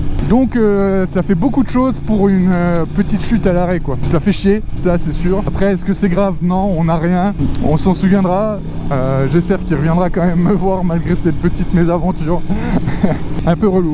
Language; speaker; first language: French; native; French